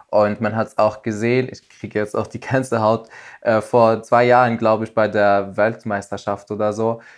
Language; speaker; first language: German; non-native, fluent; Arabic